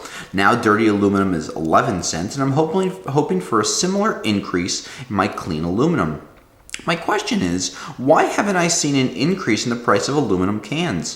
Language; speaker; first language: English; native; English